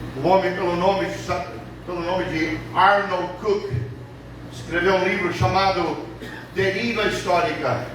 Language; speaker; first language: Portuguese; early bilingual, other home language; English